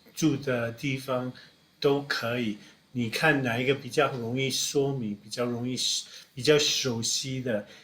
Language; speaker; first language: Chinese; non-native, fluent; English